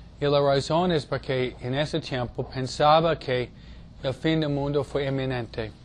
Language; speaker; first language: Spanish; non-native, fluent; English